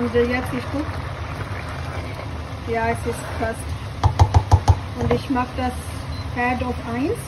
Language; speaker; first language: German; non-native, learner; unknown